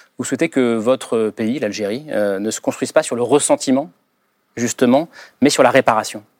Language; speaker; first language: French; native; French